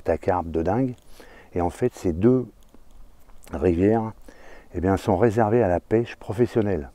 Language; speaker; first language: French; native; French